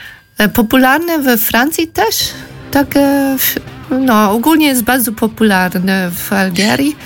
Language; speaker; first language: Polish; non-native, fluent; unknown